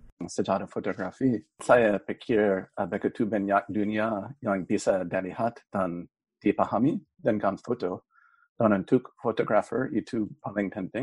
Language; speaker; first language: Indonesian; non-native, fluent; English